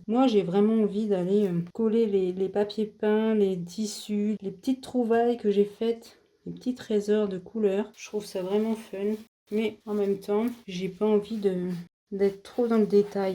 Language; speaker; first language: French; native; French